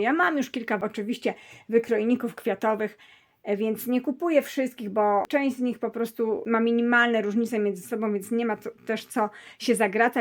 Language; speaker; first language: Polish; native; Polish